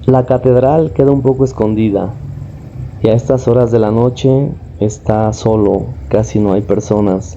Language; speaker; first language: Spanish; native; Spanish